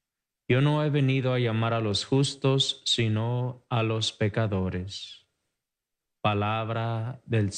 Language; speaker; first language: Spanish; native; Spanish